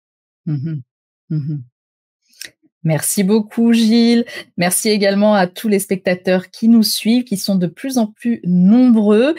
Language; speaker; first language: French; native; French